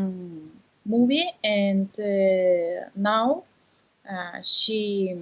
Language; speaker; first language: English; non-native, learner; Spanish